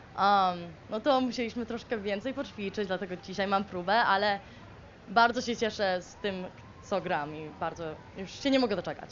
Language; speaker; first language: Polish; early bilingual, heritage; Polish